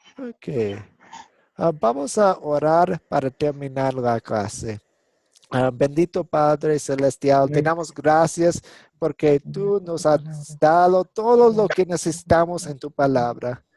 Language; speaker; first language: Spanish; non-native, fluent; English